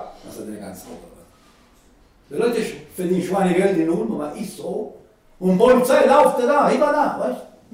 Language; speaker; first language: German; non-native, learner; Italian